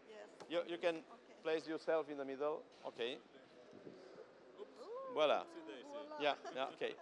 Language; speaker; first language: English; non-native, fluent; Catalan